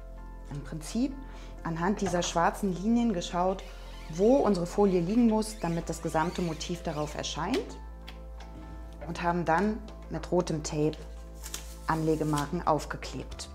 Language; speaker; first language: German; native; German